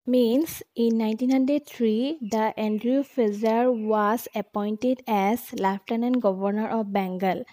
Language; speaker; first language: English; non-native, local second language; Assamese